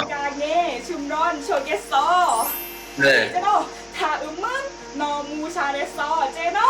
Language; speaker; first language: Korean; non-native, learner; Thai